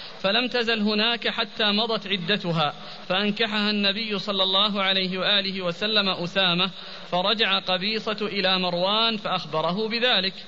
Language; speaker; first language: Arabic; native; Arabic